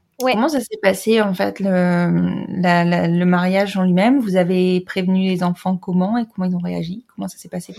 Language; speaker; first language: French; native; French